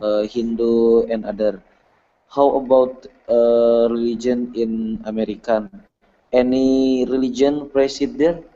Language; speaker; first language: English; non-native, learner; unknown